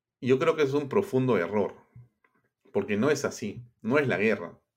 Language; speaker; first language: Spanish; native; Spanish